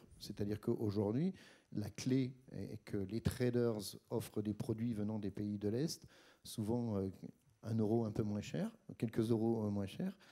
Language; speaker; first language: French; native; French